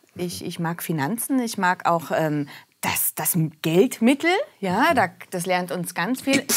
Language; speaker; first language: German; native; German